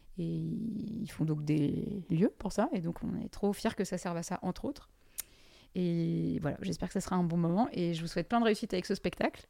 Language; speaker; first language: French; native; French